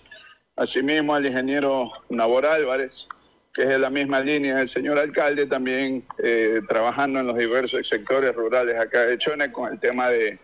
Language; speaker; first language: Spanish; native; Spanish